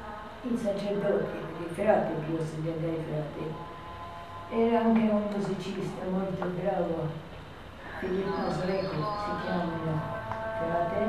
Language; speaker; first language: Italian; non-native, learner; Albanian